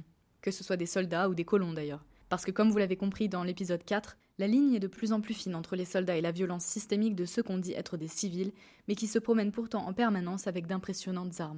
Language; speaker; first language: French; native; French